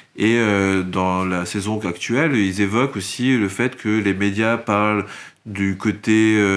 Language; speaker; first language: French; native; French